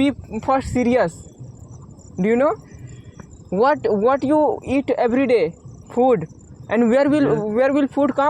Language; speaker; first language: English; non-native, learner; Hindi